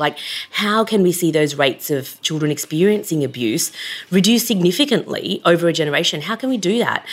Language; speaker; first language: English; native; English